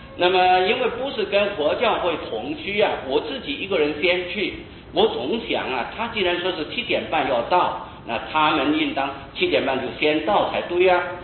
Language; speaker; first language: Chinese; non-native, local second language; Hakka Chinese